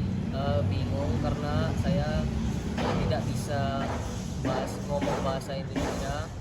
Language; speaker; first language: Indonesian; non-native, learner; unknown